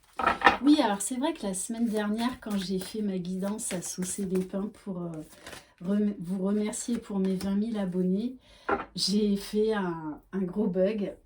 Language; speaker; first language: French; native; French